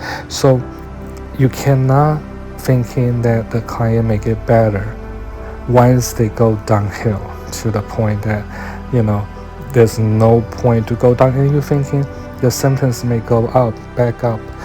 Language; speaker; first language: English; non-native, fluent; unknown